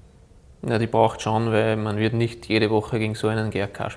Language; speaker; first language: German; native; German